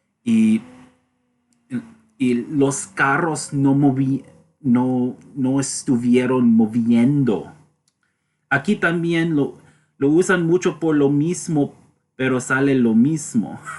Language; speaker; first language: Spanish; non-native, learner; English